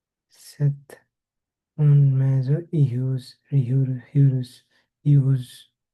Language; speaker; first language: French; non-native, learner; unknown